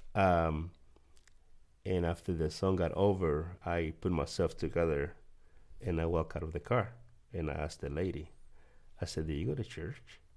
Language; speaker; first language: English; early bilingual, other home language; Spanish